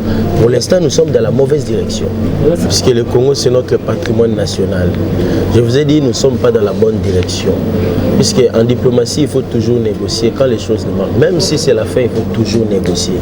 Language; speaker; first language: French; non-native, local second language; Lingala